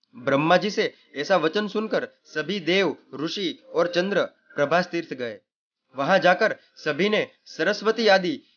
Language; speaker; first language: Hindi; non-native, local second language; Gujarati